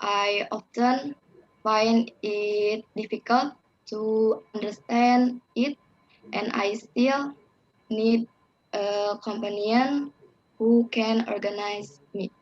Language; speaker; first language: English; non-native, learner; Indonesian